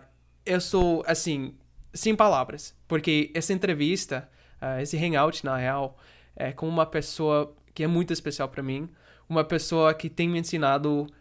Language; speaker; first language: Portuguese; non-native, fluent; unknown